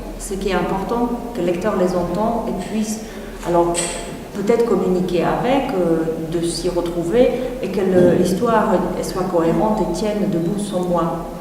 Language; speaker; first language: French; non-native, fluent; Czech